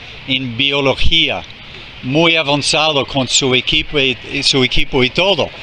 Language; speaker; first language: Spanish; non-native, fluent; English